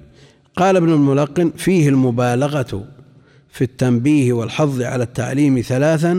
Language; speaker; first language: Arabic; native; Arabic